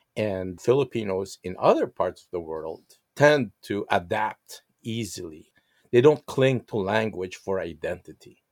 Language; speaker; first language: English; non-native, local second language; Filipino